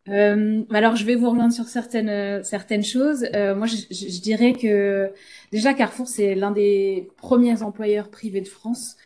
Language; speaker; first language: French; native; French